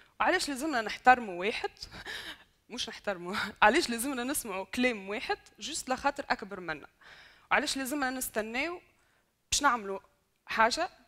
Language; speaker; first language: Arabic; native; Arabic